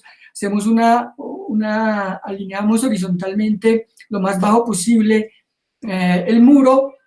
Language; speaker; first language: Spanish; native; Spanish